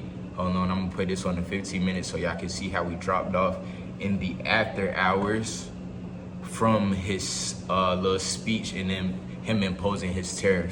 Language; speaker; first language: English; native; English